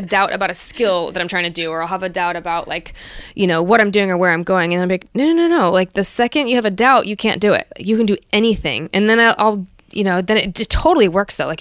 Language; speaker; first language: English; native; English